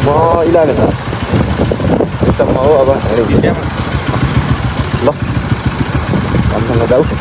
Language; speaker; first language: Nepali; native; Nepali